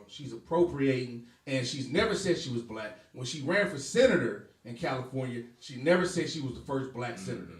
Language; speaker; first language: English; native; English